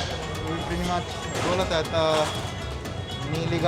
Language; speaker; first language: Russian; non-native, learner; Hindi